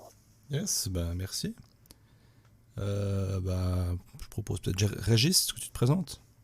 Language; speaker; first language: French; native; French